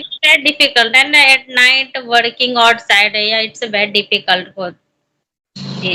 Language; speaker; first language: English; non-native, learner; Hindi